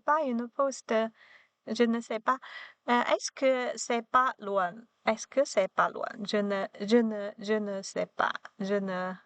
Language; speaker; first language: French; non-native, learner; Chinese